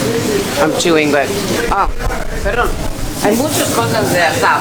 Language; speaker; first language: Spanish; non-native, learner; English